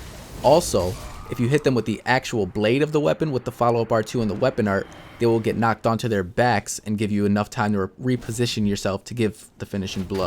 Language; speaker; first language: English; native; English